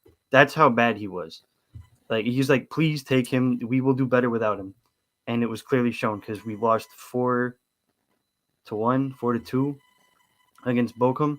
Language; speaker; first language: English; native; English